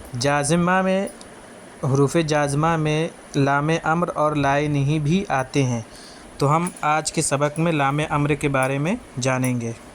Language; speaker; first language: Urdu; native; Urdu